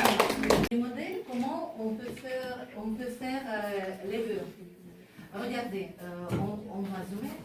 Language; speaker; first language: French; non-native, fluent; Ukrainian